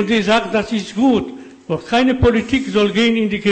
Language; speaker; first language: German; non-native, learner; Polish